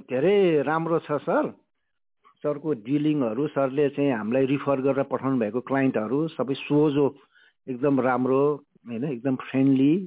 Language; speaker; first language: Nepali; native; Nepali